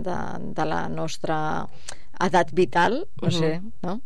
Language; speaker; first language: Catalan; native; Catalan